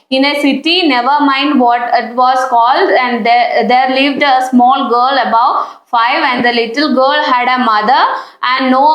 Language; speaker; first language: English; non-native, local second language; Malayalam